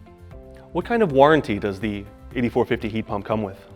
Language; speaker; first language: English; native; English